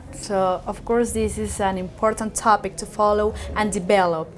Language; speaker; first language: English; non-native, fluent; Spanish